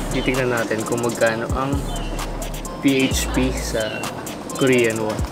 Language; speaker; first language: Filipino; native; Filipino